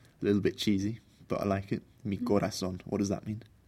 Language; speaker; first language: English; native; English